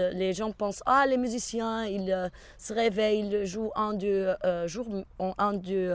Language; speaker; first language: French; non-native, fluent; Portuguese